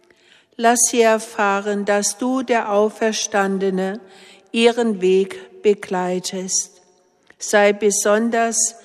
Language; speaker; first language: German; native; German